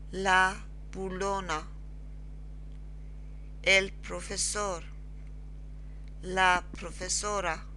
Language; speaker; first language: Spanish; non-native, learner; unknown